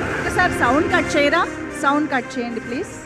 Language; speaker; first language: Telugu; native; Telugu